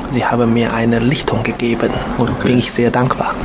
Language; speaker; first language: German; non-native, learner; Chinese